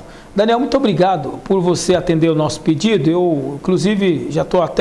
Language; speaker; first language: Portuguese; native; Portuguese